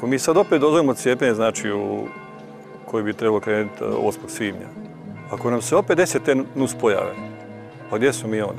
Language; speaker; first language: Croatian; native; Croatian